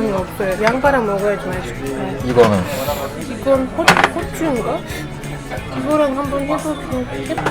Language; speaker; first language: Korean; non-native, fluent; Uzbek